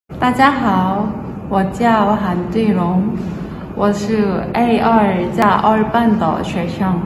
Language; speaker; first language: Chinese; non-native, learner; Korean